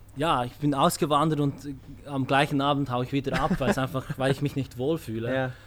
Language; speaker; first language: German; native; German